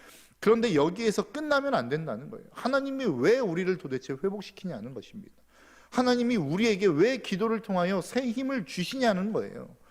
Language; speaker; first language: Korean; native; Korean